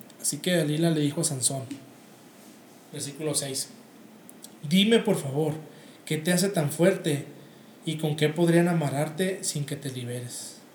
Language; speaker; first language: Spanish; native; Spanish